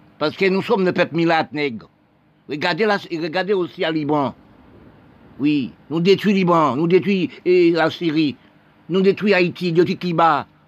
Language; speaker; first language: French; non-native, local second language; Haitian Creole